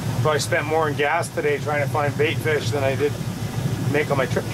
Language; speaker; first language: English; native; English